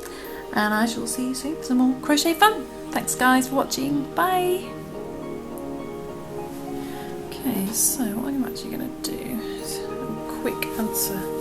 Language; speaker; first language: English; native; English